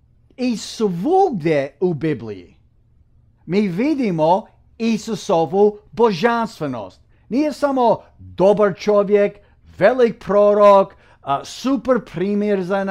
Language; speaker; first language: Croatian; non-native, fluent; English